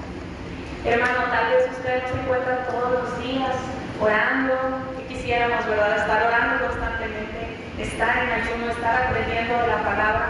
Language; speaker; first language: Spanish; native; Spanish